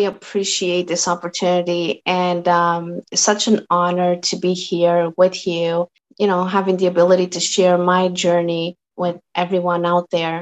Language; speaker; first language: English; non-native, fluent; Portuguese